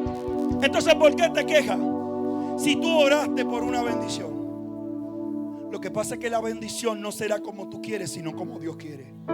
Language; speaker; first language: Spanish; native; Spanish